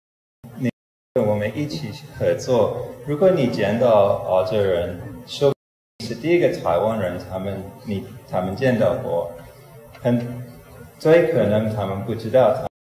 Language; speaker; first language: Chinese; non-native, fluent; English